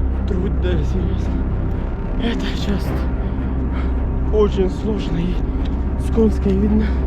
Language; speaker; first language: Russian; non-native, learner; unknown